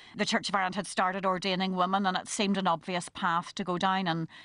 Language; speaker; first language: English; native; English